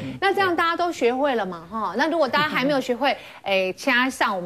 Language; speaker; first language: Chinese; native; Chinese